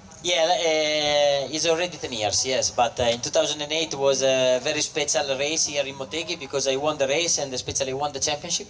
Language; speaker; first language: English; non-native, fluent; Italian